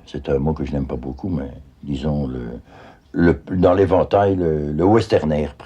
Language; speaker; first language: French; native; French